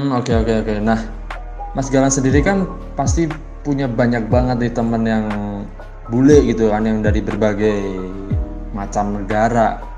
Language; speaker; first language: Indonesian; native; Indonesian